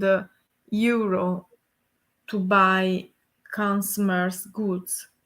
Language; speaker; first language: English; non-native, learner; Italian